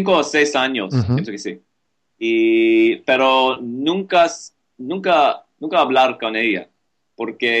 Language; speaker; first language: Spanish; non-native, learner; English